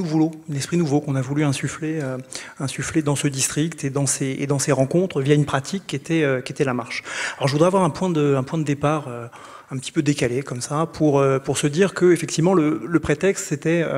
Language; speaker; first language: French; native; French